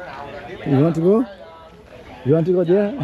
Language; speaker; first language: English; non-native, learner; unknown